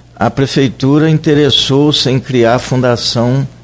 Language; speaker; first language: Portuguese; native; Portuguese